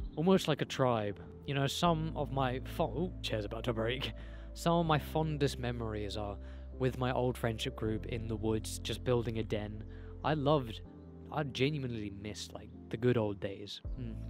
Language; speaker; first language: English; native; English